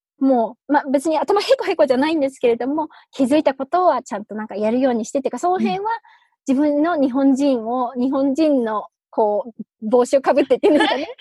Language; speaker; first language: Japanese; native; Japanese